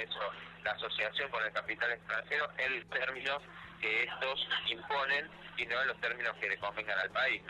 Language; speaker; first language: Spanish; native; Spanish